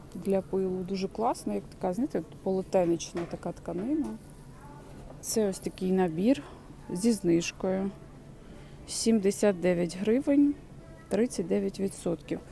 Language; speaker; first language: Ukrainian; non-native, local second language; Russian